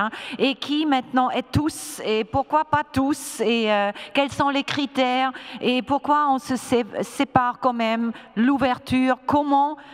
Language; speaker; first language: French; non-native, fluent; German